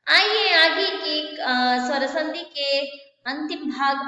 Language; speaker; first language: Hindi; non-native, local second language; Kannada